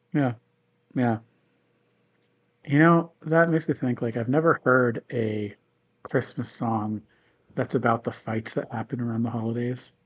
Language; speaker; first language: English; native; English